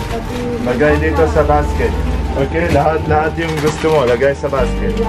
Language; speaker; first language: Filipino; non-native, learner; Arabic